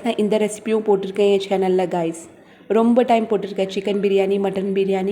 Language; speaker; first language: Tamil; non-native, local second language; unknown